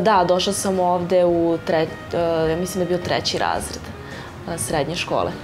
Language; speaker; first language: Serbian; early bilingual, heritage; Serbian